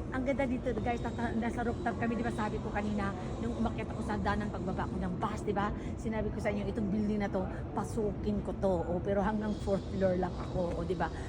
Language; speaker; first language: Filipino; native; Filipino